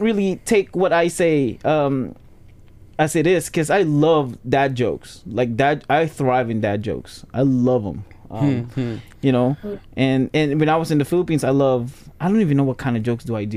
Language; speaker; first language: English; non-native, local second language; Pampanga